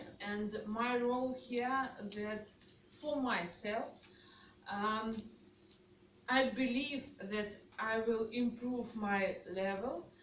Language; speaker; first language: English; non-native, learner; Russian